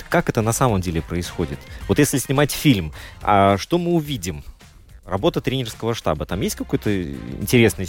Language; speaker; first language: Russian; native; Russian